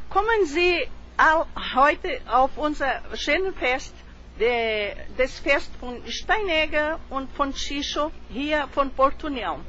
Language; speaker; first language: German; early bilingual, heritage; Portuguese